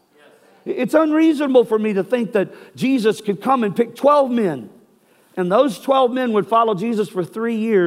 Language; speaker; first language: English; native; English